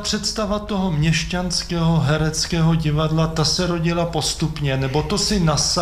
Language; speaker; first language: Czech; native; Czech